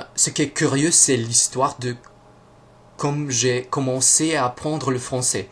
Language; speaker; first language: French; non-native, fluent; Russian